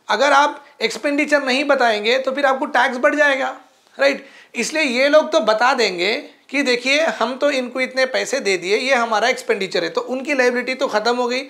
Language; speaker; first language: Hindi; non-native, local second language; Urdu